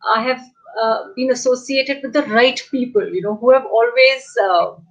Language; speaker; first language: English; non-native, local second language; Hindi